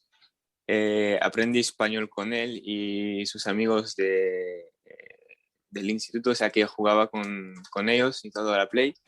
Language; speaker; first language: Spanish; non-native, fluent; French